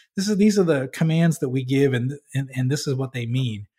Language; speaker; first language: English; native; English